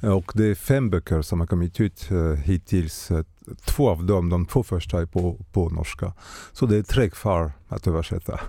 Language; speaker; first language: Swedish; non-native, fluent; French